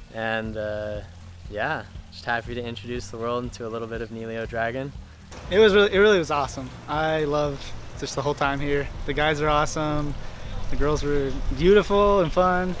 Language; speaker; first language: English; native; English